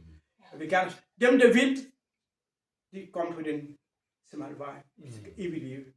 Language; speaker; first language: Danish; non-native, fluent; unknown